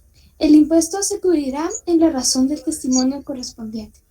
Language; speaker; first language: Spanish; native; Spanish